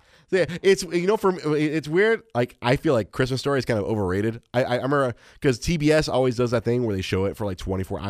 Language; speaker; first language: English; early bilingual, other home language; Spanish